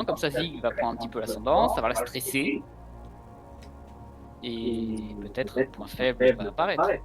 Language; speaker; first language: French; native; French